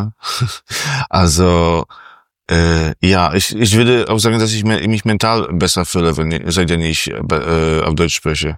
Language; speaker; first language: German; non-native, fluent; Polish